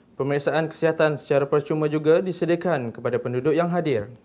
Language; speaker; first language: Malay; native; Malay